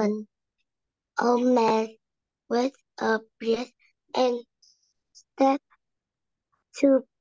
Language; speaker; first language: English; non-native, learner; Vietnamese